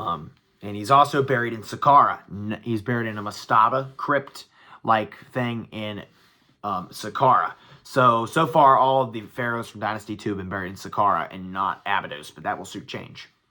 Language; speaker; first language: English; native; English